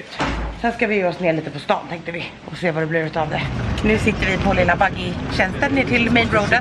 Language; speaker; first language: Swedish; native; Swedish